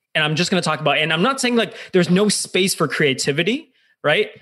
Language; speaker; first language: English; native; English